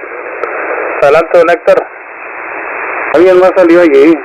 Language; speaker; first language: Spanish; native; Spanish